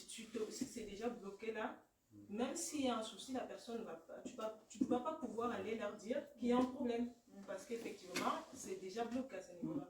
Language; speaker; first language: French; native; French